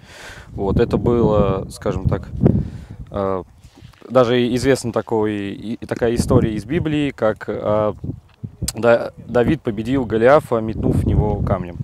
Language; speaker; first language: Russian; native; Russian